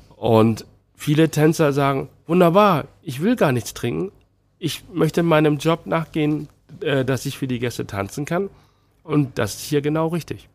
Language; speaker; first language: German; early bilingual, other home language; Chinese